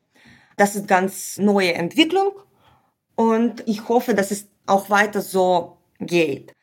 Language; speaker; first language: German; non-native, fluent; Ukrainian